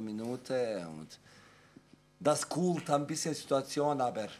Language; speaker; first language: German; non-native, fluent; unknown